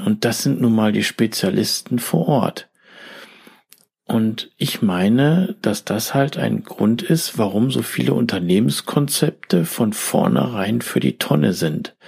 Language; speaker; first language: German; native; German